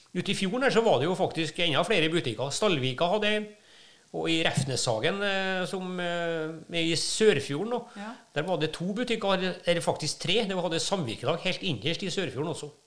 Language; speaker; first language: Norwegian; native; Norwegian